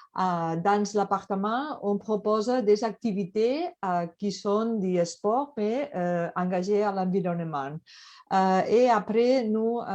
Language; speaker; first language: French; non-native, learner; Catalan